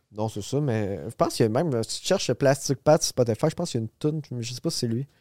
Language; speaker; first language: French; native; French